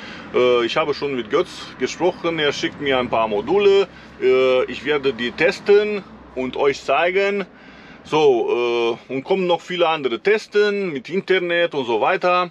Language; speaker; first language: German; non-native, fluent; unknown